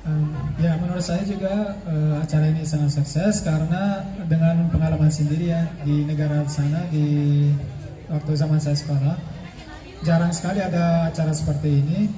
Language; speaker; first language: Indonesian; non-native, fluent; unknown